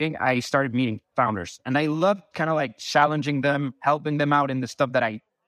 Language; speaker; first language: English; non-native, fluent; Spanish